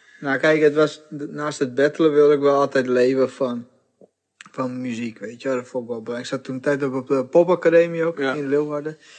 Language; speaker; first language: Dutch; early bilingual, other home language; Portuguese